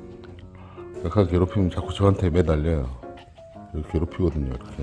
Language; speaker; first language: Korean; native; Korean